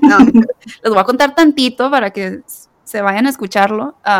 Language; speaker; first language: Spanish; early bilingual, heritage; Spanish